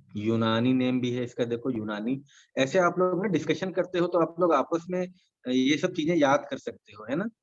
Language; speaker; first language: Hindi; native; Hindi